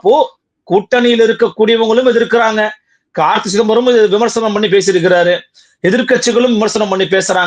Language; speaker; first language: Tamil; native; Tamil